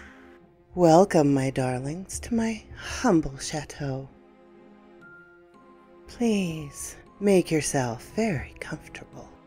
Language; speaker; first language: English; native; English